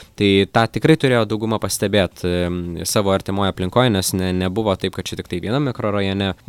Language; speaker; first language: Lithuanian; native; Lithuanian